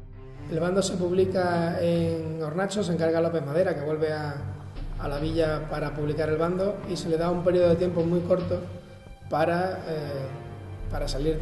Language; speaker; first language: Spanish; native; Spanish